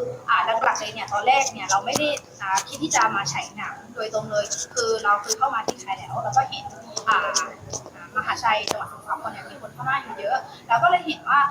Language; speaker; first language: Thai; non-native, fluent; Burmese